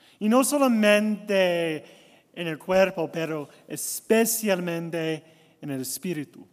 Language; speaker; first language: Spanish; non-native, learner; English